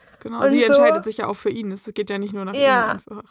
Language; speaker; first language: German; native; German